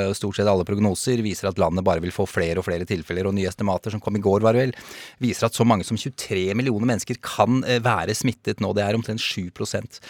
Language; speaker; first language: Norwegian; native; Norwegian